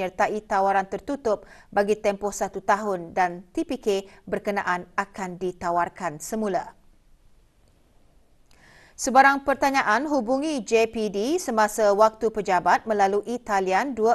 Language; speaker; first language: Malay; native; Malay